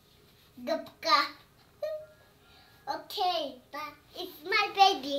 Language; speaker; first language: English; non-native, learner; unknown